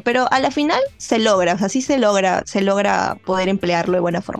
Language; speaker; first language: Spanish; native; Spanish